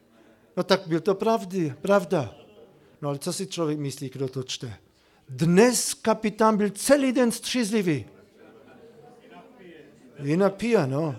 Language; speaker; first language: Czech; non-native, fluent; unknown